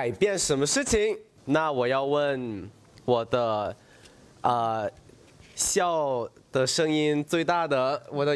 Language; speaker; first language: Chinese; non-native, learner; Thai